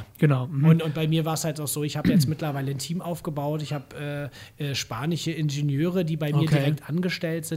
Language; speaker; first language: German; native; German